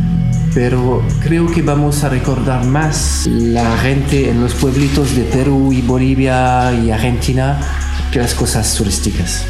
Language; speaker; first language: Spanish; non-native, fluent; French